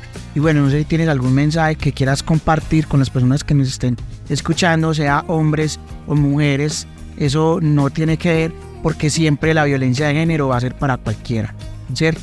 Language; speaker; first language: Spanish; native; Spanish